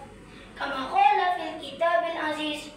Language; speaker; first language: Arabic; non-native, learner; Malay